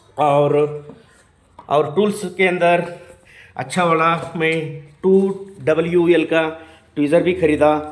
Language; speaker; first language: Hindi; non-native, local second language; Kannada